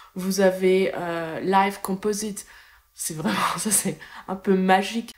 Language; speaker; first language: French; native; French